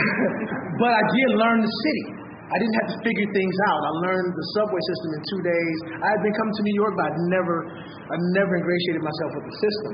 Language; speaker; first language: English; native; English